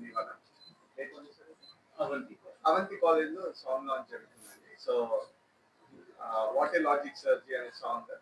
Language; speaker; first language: Telugu; native; Telugu